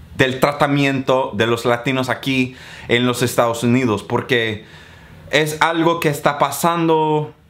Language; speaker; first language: Spanish; non-native, fluent; English